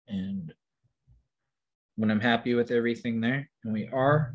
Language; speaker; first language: English; native; English